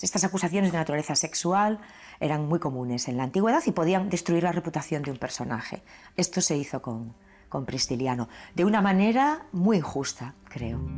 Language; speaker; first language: Spanish; native; Spanish